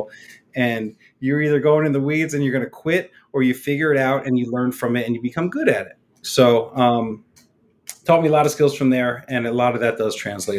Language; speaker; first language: English; native; English